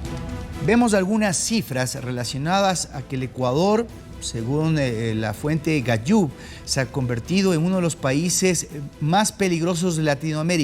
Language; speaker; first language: Spanish; native; Spanish